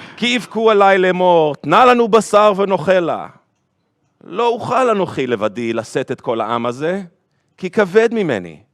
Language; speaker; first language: Hebrew; native; Hebrew